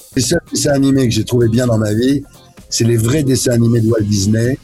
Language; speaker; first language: French; early bilingual, other home language; Italian